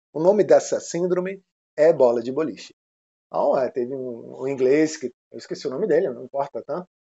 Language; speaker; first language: Portuguese; non-native, fluent; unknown